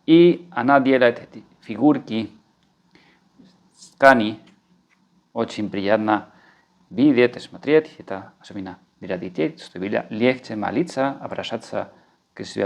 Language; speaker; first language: Russian; non-native, fluent; Spanish